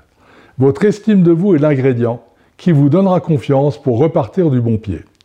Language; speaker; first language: French; native; French